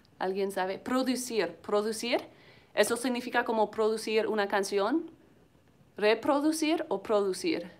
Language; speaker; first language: Spanish; non-native, learner; English